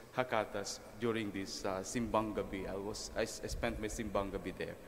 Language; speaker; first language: English; non-native, local second language; Filipino